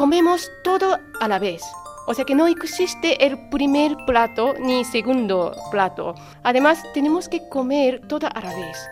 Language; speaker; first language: Spanish; non-native, fluent; Japanese